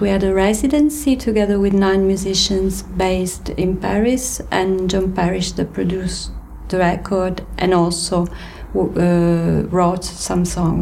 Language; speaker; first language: English; non-native, fluent; Italian